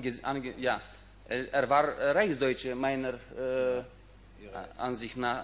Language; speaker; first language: German; non-native, fluent; Ukrainian